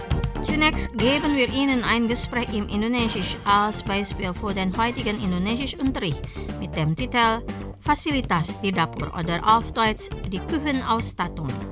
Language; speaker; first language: German; non-native, fluent; Indonesian